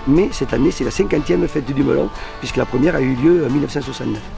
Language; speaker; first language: French; native; French